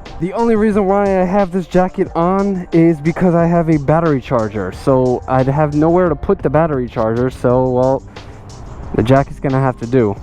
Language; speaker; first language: English; native; English